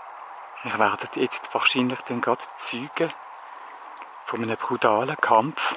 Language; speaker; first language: German; native; German